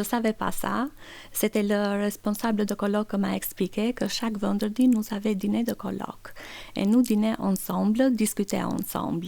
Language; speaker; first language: French; non-native, learner; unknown